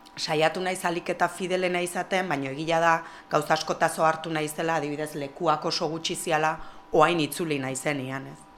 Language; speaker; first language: Basque; native; Basque